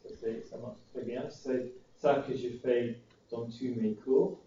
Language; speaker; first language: French; non-native, fluent; English